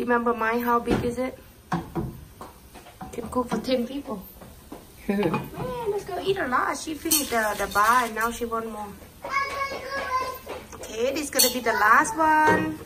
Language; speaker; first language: English; non-native, learner; Thai